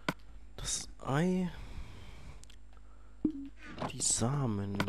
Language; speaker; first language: German; native; German